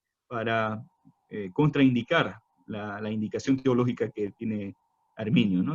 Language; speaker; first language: Spanish; native; Spanish